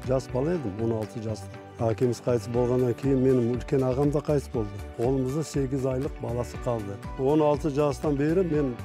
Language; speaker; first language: Kazakh; non-native, local second language; Kurdish